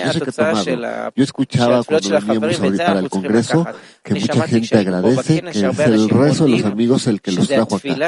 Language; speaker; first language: Spanish; native; Spanish